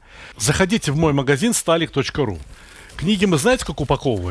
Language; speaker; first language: Russian; native; Russian